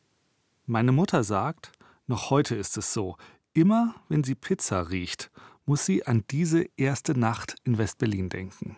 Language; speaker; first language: German; native; German